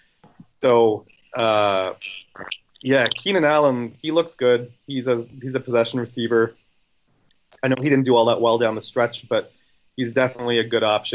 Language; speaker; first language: English; native; English